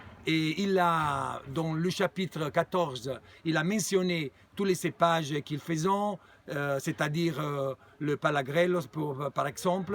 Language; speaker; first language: French; non-native, fluent; Italian